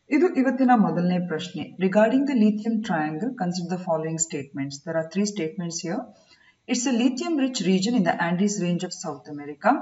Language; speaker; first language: English; non-native, local second language; Kannada